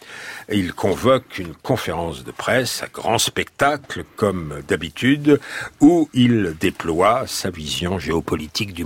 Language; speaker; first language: French; native; French